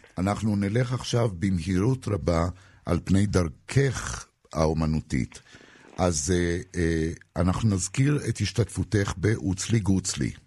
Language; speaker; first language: Hebrew; native; Hebrew